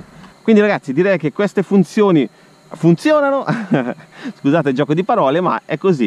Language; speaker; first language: Italian; native; Italian